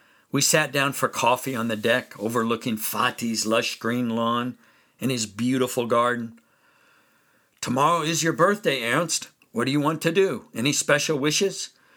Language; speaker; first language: English; native; English